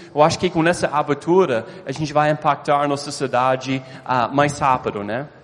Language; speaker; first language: Portuguese; non-native, fluent; English